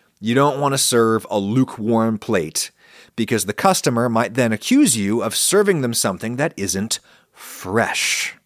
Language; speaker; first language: English; native; English